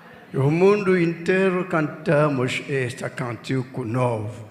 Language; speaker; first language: Portuguese; non-native, learner; Lingala